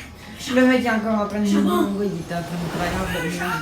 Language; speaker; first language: French; native; French